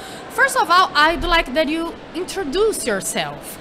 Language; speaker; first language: English; non-native, learner; Portuguese